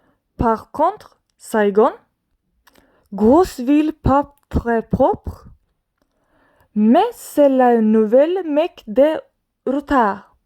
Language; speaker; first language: French; non-native, learner; Swedish